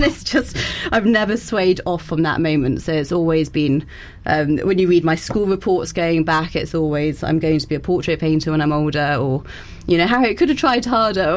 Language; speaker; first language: English; native; English